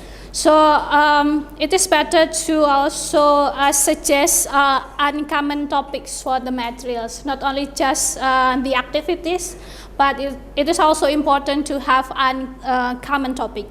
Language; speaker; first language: English; non-native, fluent; Indonesian